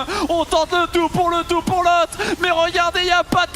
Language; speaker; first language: French; native; French